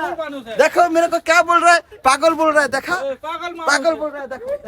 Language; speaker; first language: Hindi; non-native, learner; Bangla